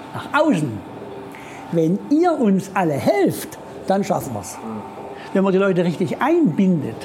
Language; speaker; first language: German; native; German